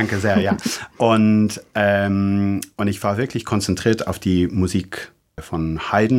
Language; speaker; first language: German; non-native, fluent; English